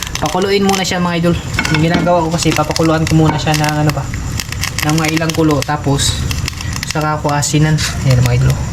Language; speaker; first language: Filipino; non-native, local second language; Cebuano